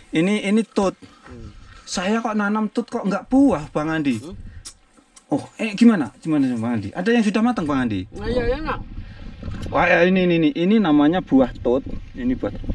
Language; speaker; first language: Indonesian; native; Indonesian